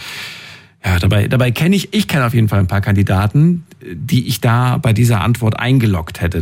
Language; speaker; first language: German; native; German